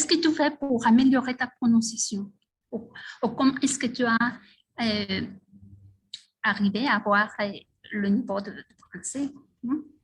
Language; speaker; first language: French; non-native, fluent; Spanish